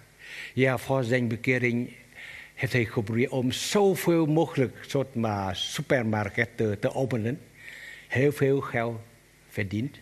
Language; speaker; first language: Dutch; non-native, learner; Vietnamese